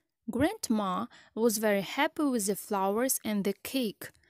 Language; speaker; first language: English; non-native, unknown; Ukrainian